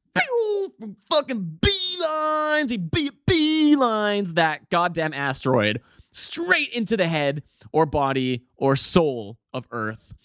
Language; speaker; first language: English; native; English